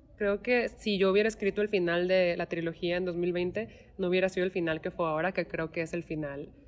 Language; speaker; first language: Spanish; native; Spanish